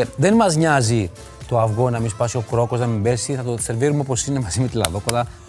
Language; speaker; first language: Greek; non-native, fluent; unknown